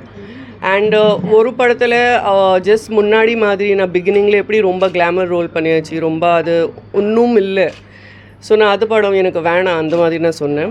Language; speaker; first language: Tamil; non-native, local second language; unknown